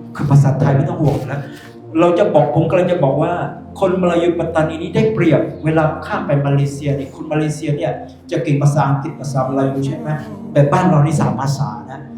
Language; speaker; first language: Thai; non-native, local second language; Pattani Malay